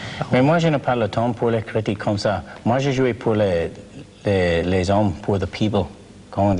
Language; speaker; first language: French; non-native, learner; English